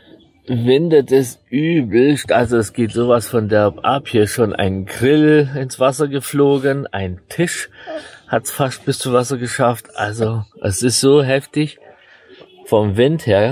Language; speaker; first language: German; native; German